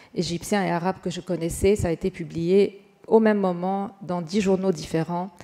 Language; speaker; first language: French; non-native, fluent; Arabic